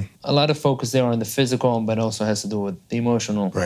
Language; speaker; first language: English; non-native, fluent; Hebrew